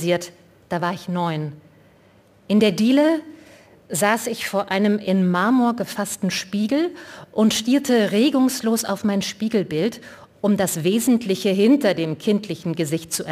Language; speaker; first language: German; native; German